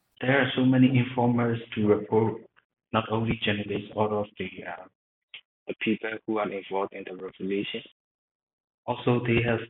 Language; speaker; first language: English; non-native, learner; Burmese